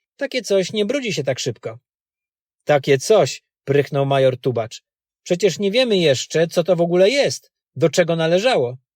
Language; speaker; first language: Polish; native; Polish